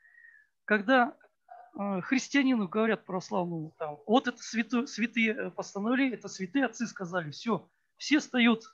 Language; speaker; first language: Russian; native; Russian